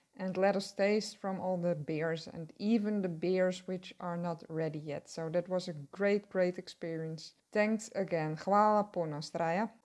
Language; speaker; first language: English; non-native, fluent; Serbian